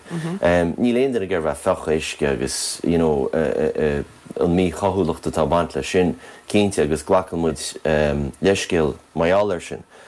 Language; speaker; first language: Irish; native; Irish